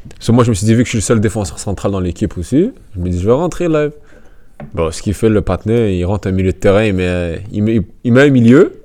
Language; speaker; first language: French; native; French